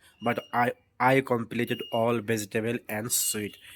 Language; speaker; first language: English; non-native, learner; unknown